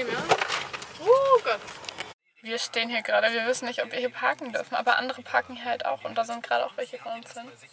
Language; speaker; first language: German; native; German